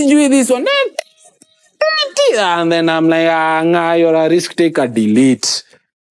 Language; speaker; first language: English; non-native, local second language; Kikuyu